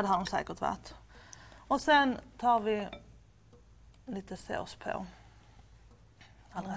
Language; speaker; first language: Swedish; native; Swedish